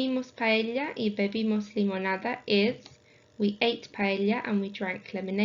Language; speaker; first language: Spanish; non-native, fluent; English